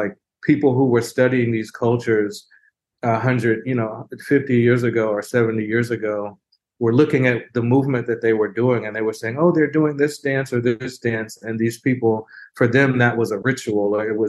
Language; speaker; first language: English; native; English